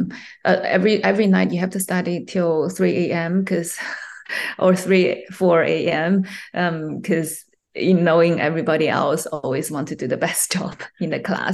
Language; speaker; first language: English; non-native, fluent; Chinese